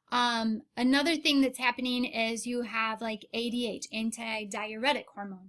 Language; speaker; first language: English; native; English